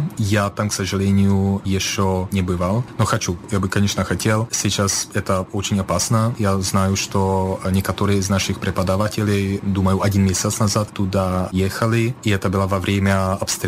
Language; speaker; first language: Russian; non-native, fluent; Czech